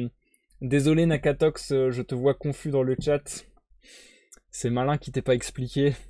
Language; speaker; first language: French; native; French